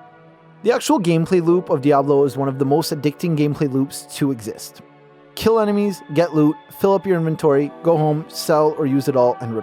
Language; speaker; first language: English; native; English